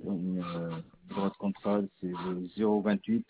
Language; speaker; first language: French; non-native, local second language; Arabic